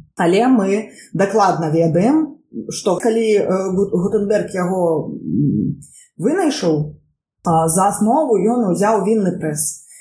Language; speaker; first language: Belarusian; non-native, local second language; Russian